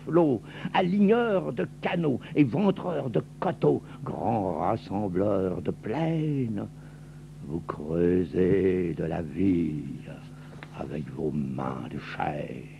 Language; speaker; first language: French; native; French